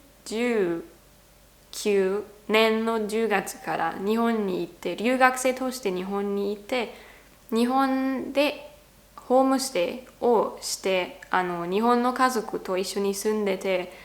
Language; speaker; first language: Japanese; non-native, learner; German